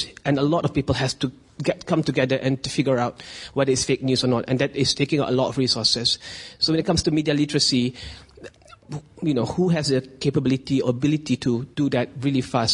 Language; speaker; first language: English; non-native, local second language; Malay